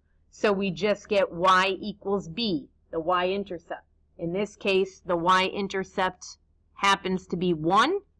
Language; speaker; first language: English; native; English